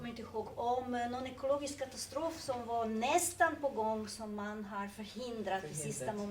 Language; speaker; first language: Swedish; non-native, fluent; Serbian